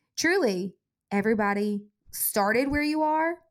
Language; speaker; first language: English; native; English